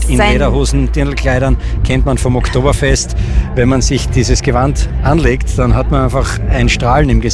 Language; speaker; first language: German; native; German